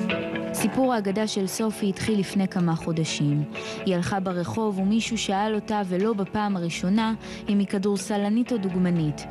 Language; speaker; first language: Hebrew; native; Hebrew